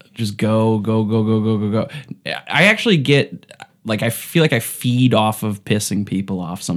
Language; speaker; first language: English; native; English